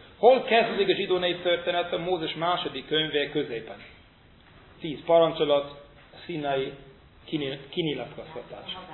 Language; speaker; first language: Hungarian; non-native, fluent; English